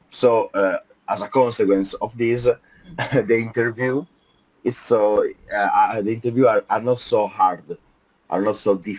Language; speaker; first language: English; non-native, fluent; Italian